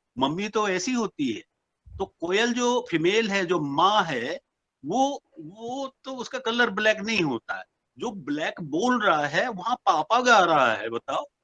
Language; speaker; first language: Hindi; non-native, local second language; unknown